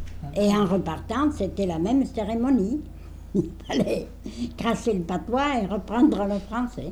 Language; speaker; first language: French; native; French